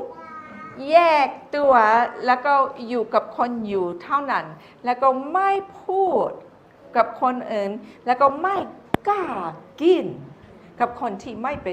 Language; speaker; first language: Thai; non-native, fluent; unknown